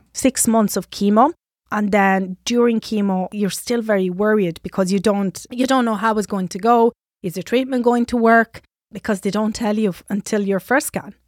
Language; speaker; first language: English; non-native, fluent; Italian